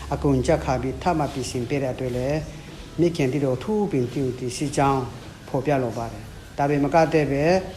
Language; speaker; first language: Burmese; non-native, local second language; Hakha Chin